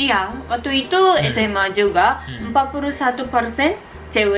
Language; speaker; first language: Indonesian; non-native, learner; Japanese